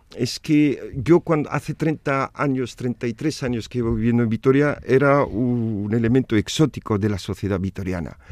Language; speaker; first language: Spanish; non-native, fluent; Arabic